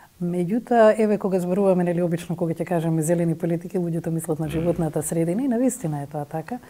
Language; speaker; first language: Macedonian; native; Macedonian